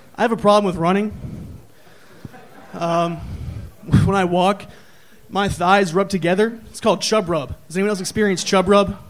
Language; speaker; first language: English; native; English